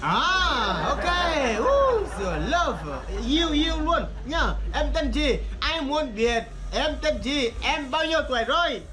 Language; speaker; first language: Vietnamese; non-native, learner; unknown